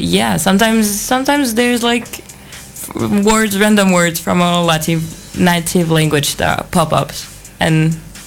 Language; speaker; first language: English; non-native, fluent; Polish